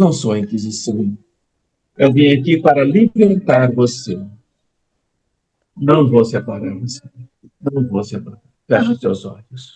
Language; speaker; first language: Portuguese; native; Portuguese